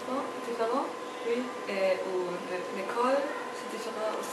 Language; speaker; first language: French; non-native, learner; German